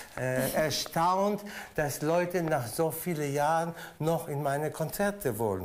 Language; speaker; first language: German; non-native, fluent; Spanish